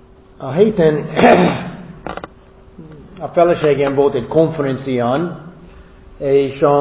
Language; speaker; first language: Hungarian; non-native, fluent; English